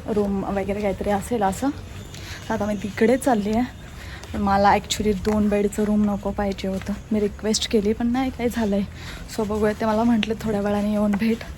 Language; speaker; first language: Marathi; native; Marathi